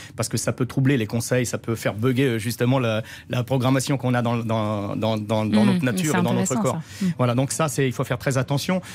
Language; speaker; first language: French; native; French